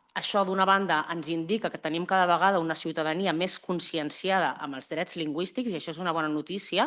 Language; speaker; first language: Catalan; native; Catalan